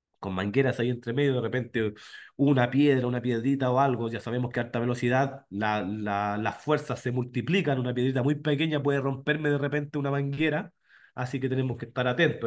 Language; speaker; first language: Spanish; native; Spanish